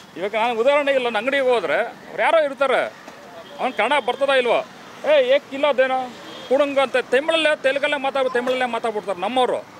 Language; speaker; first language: Kannada; native; Kannada